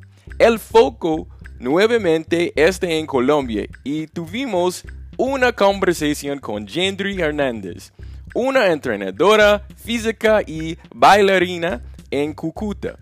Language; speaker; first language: Spanish; non-native, learner; English